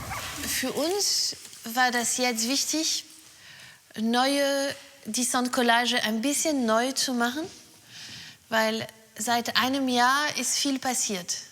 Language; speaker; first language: German; non-native, fluent; French